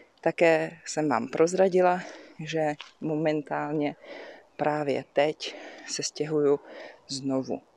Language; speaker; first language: Czech; native; Czech